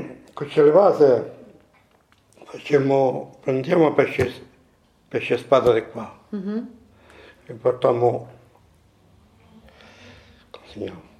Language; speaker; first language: Italian; non-native, local second language; Sicilian